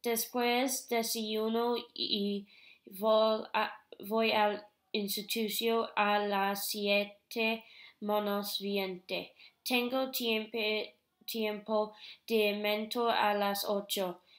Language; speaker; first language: Spanish; non-native, learner; English